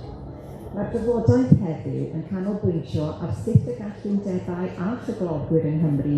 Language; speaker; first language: Welsh; native; Welsh